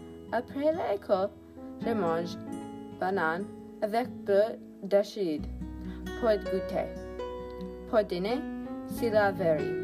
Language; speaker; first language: French; non-native, learner; English